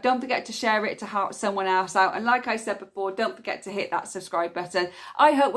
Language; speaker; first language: English; native; English